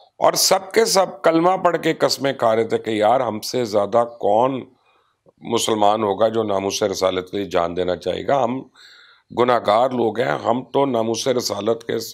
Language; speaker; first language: Urdu; non-native, local second language; Punjabi